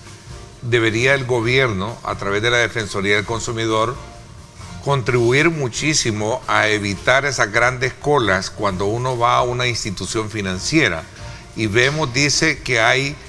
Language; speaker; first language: Spanish; native; Spanish